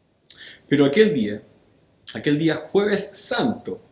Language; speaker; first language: Spanish; native; Spanish